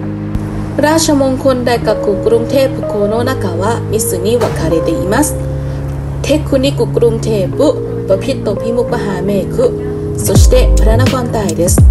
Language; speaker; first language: Japanese; non-native, learner; Thai